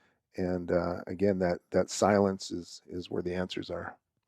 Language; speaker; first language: English; native; English